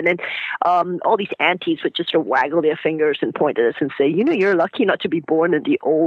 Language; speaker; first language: English; non-native, local second language; Cantonese